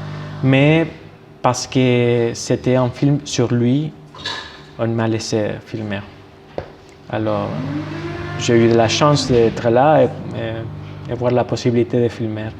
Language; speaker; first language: French; non-native, fluent; Spanish